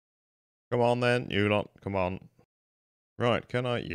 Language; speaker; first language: English; native; English